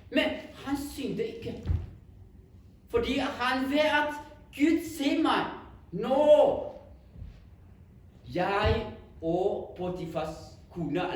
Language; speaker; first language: Norwegian; non-native, learner; Hakha Chin